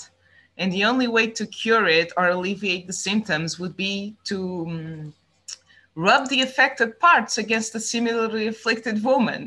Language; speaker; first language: English; non-native, fluent; Portuguese